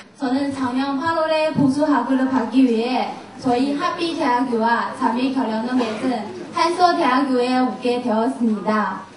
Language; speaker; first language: Korean; non-native, learner; Chinese